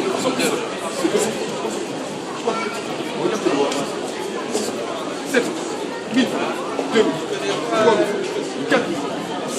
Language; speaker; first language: French; native; French